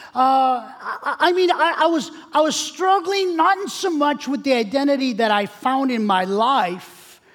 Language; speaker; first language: English; early bilingual, other home language; Spanish